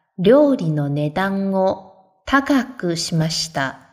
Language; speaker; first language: Japanese; non-native, fluent; Chinese